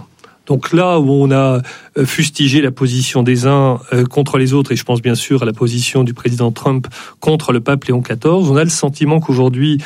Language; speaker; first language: French; native; French